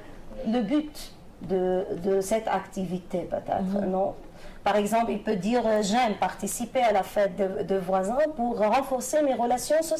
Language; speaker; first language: French; non-native, fluent; Arabic